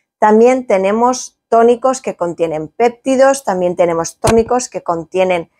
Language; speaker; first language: Spanish; native; Spanish